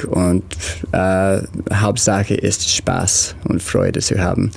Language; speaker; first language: German; non-native, learner; English